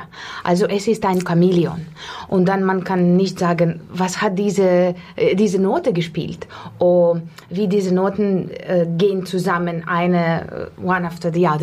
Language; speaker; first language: German; non-native, fluent; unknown